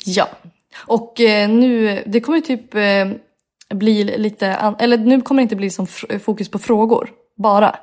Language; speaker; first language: Swedish; native; Swedish